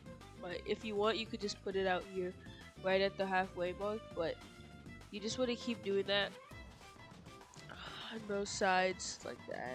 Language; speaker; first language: English; native; English